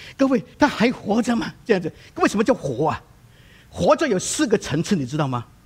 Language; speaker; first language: Chinese; non-native, local second language; Cantonese